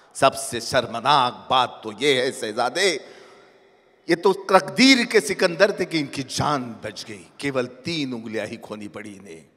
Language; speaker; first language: Hindi; non-native, local second language; Marathi